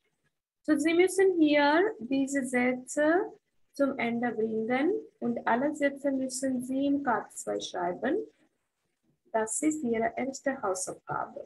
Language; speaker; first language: German; non-native, fluent; Hindi